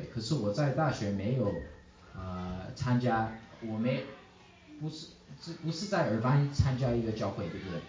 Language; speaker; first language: Chinese; early bilingual, heritage; English